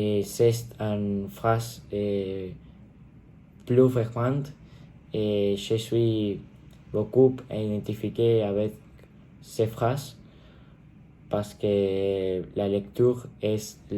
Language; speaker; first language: French; non-native, learner; Spanish